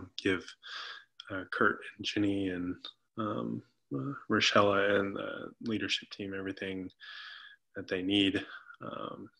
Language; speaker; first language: English; native; English